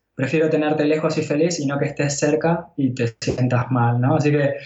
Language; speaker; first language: Spanish; native; Spanish